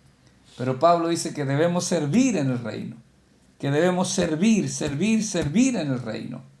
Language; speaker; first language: Spanish; native; Spanish